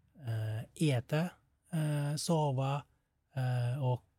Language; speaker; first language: Swedish; non-native, fluent; Thai